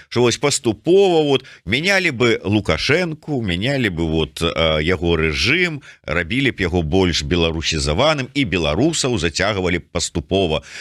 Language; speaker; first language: Belarusian; non-native, local second language; Russian